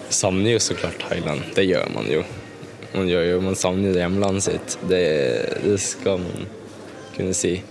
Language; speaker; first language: Norwegian; non-native, fluent; Thai